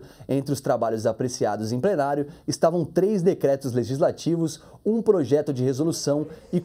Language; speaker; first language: Portuguese; native; Portuguese